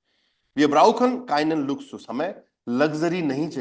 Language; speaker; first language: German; non-native, fluent; Hindi